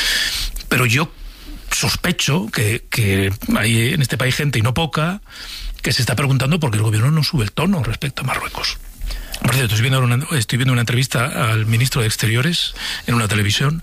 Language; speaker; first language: Spanish; native; Spanish